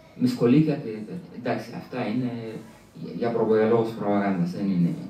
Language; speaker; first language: Greek; early bilingual, other home language; Arabic